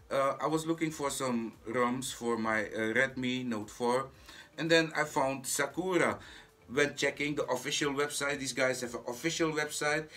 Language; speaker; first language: English; non-native, fluent; Dutch